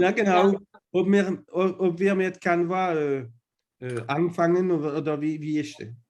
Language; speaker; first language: German; non-native, learner; French